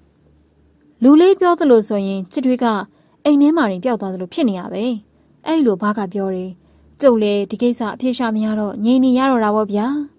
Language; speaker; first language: Burmese; native; Burmese